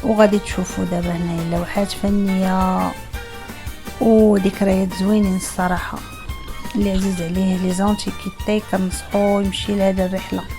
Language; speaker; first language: Arabic; native; Arabic